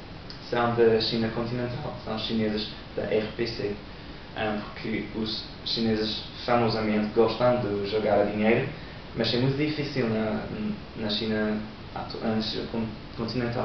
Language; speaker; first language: Portuguese; non-native, learner; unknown